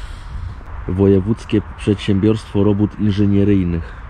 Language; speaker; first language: Polish; native; Polish